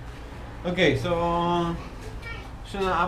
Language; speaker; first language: German; non-native, learner; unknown